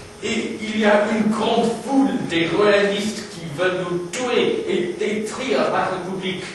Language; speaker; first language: French; non-native, learner; English